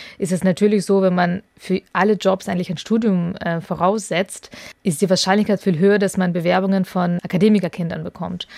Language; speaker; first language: German; early bilingual, other home language; Russian